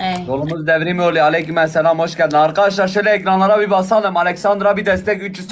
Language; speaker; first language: Turkish; native; Turkish